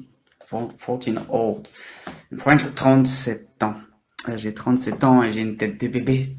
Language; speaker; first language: French; native; French